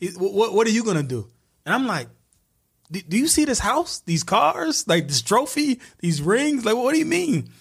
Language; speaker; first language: English; native; English